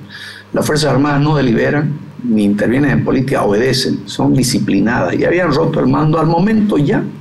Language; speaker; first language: Spanish; native; Spanish